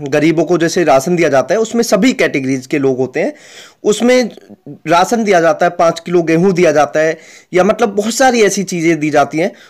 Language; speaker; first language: Hindi; native; Hindi